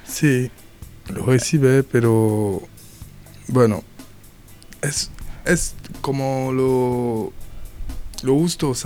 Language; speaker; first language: Spanish; non-native, learner; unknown